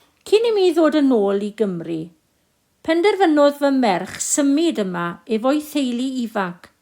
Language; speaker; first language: Welsh; non-native, local second language; English